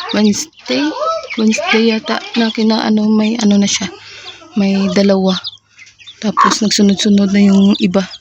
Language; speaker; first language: Filipino; non-native, local second language; Cebuano